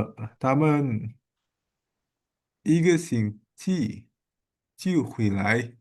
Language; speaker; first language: Chinese; non-native, learner; Indonesian